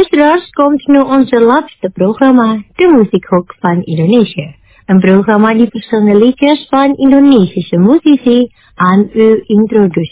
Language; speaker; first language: Dutch; non-native, learner; Indonesian